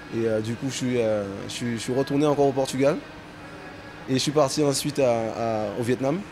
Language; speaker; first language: French; native; French